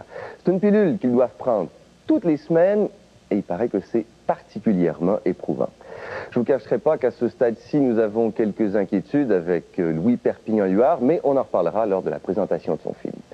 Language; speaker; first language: French; native; French